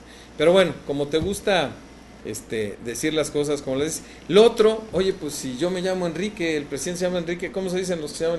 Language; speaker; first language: Spanish; native; Spanish